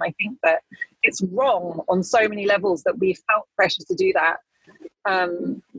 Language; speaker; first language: English; native; English